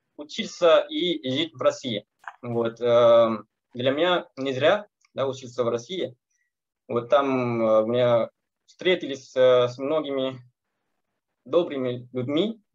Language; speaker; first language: Russian; non-native, learner; Malay